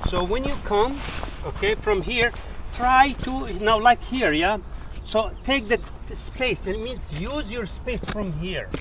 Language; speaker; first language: English; non-native, fluent; Arabic